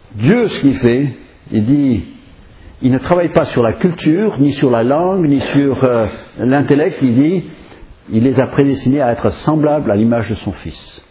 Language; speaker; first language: French; non-native, fluent; English